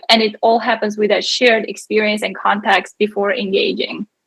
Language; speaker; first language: English; native; English